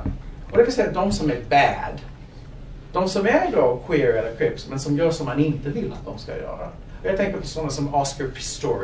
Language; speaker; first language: Swedish; non-native, fluent; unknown